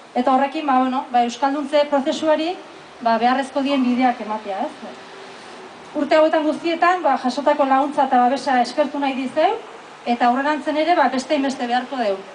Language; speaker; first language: Basque; native; Basque